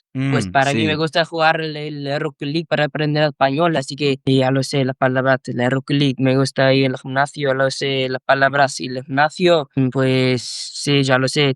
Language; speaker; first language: Spanish; non-native, learner; Dutch